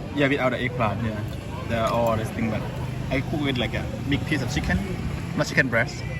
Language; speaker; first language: English; non-native, learner; Thai